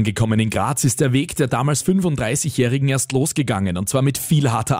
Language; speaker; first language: German; native; German